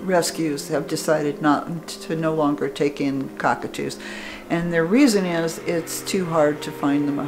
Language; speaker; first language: English; native; English